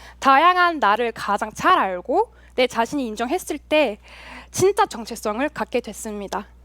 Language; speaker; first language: Korean; early bilingual, heritage; Korean